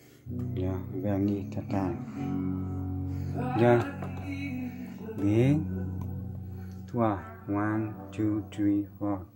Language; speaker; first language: English; non-native, learner; French